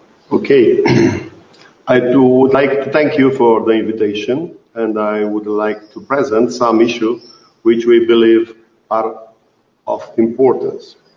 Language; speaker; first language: English; non-native, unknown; Romanian